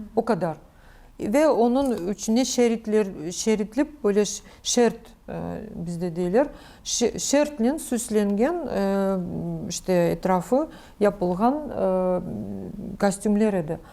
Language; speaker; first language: Turkish; non-native, learner; Crimean Tatar